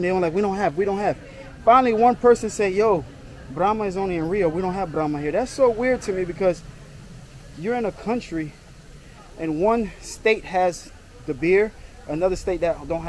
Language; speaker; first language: English; native; English